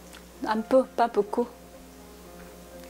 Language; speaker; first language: French; non-native, learner; Chinese